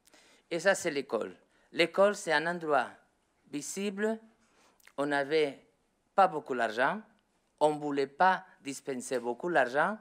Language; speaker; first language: French; non-native, learner; Spanish